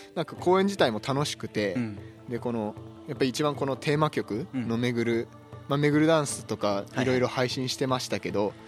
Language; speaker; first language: Japanese; native; Japanese